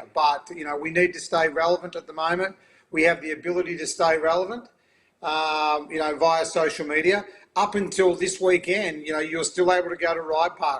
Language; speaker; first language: English; native; English